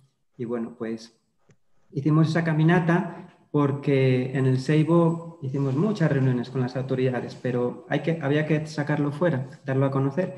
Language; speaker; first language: Spanish; native; Spanish